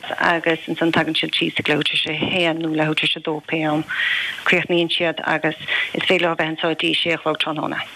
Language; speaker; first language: Irish; native; Irish